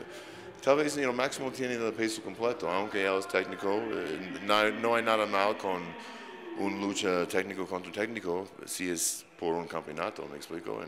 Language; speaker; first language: Spanish; non-native, fluent; English